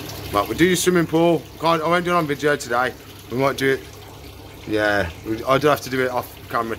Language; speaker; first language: English; native; English